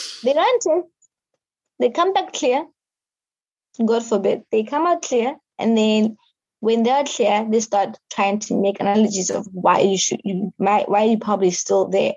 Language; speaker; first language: English; non-native, local second language; Southern Sotho